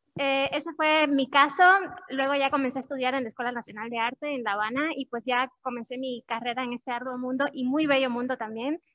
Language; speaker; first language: Spanish; native; Spanish